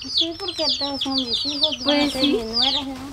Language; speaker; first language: Spanish; native; Spanish